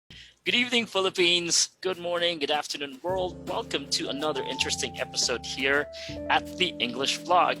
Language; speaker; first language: English; non-native, local second language; Filipino